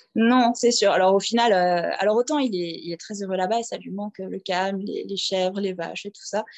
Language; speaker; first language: French; native; French